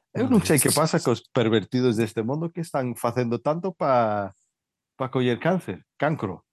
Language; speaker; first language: Galician; early bilingual, heritage; Galician